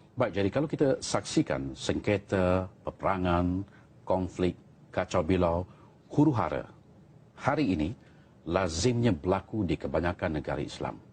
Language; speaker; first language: Malay; native; Malay